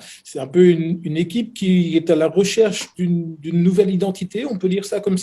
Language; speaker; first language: French; native; French